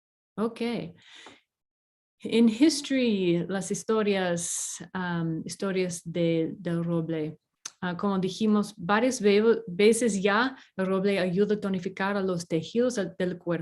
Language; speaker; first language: Spanish; non-native, fluent; English